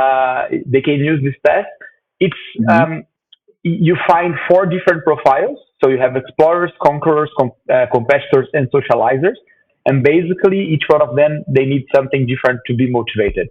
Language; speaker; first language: English; non-native, fluent; Portuguese